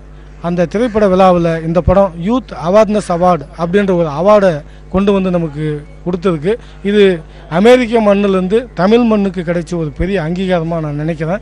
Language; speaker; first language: Tamil; native; Tamil